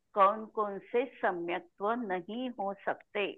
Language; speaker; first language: Hindi; non-native, local second language; Marathi